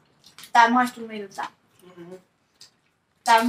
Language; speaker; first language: Finnish; non-native, learner; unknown